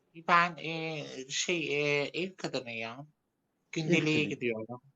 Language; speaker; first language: Turkish; non-native, local second language; Arabic